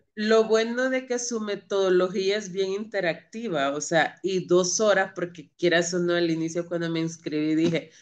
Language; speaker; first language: Spanish; native; Spanish